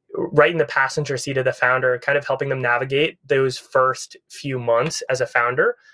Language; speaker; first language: English; native; English